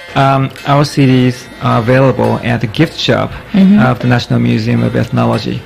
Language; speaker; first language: English; non-native, fluent; Japanese